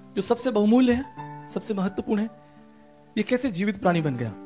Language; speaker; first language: Hindi; native; Hindi